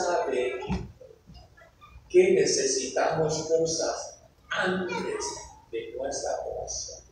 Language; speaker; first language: Spanish; non-native, fluent; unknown